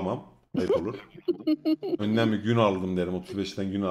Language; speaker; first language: Turkish; early bilingual, heritage; Turkish